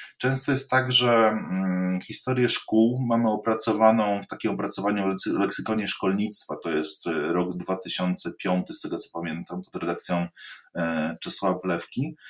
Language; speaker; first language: Polish; native; Polish